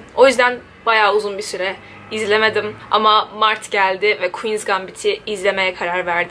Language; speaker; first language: Turkish; native; Turkish